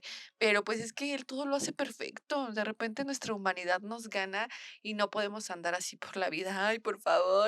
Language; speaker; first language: Spanish; native; Spanish